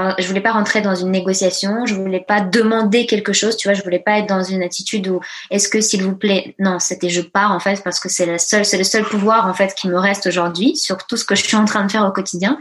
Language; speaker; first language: French; early bilingual, other home language; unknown